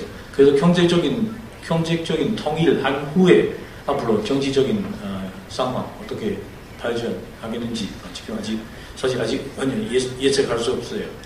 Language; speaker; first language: Korean; non-native, fluent; Chinese